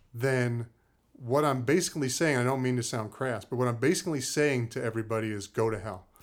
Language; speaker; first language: English; native; English